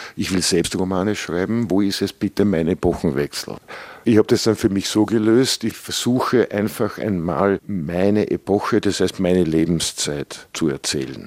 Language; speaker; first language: German; native; German